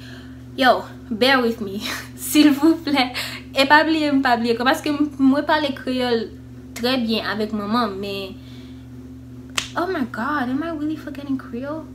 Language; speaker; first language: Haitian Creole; early bilingual, heritage; English